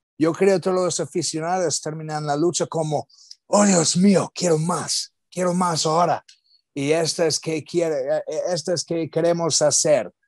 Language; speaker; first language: Spanish; non-native, learner; English